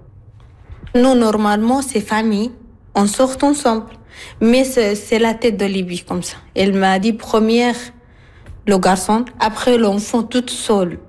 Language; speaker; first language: French; non-native, learner; Arabic